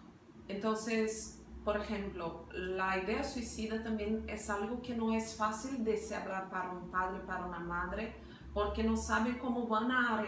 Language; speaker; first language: Spanish; non-native, fluent; Portuguese